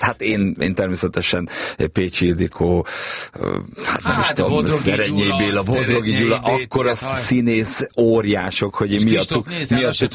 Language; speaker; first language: Hungarian; native; Hungarian